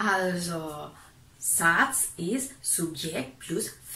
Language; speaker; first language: German; non-native, fluent; Indonesian